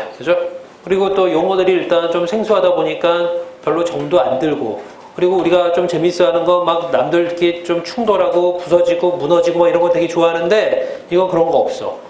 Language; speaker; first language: Korean; native; Korean